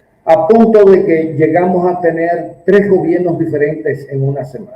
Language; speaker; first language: Spanish; native; Spanish